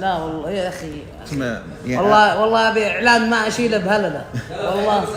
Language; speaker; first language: Arabic; non-native, learner; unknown